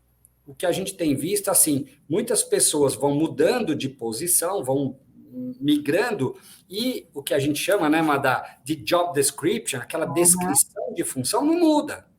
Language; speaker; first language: Portuguese; native; Portuguese